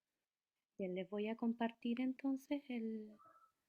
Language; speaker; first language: Spanish; native; Spanish